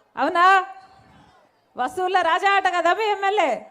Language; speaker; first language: Telugu; native; Telugu